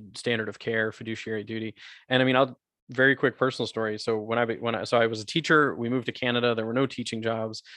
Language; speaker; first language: English; native; English